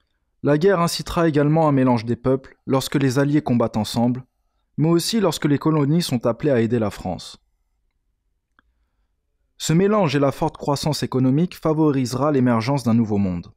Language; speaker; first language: French; native; French